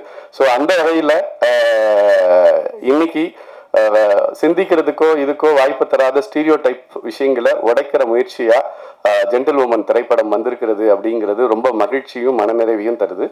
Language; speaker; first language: Tamil; native; Tamil